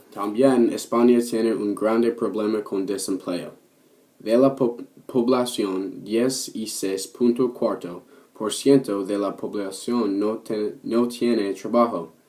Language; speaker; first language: Spanish; non-native, learner; English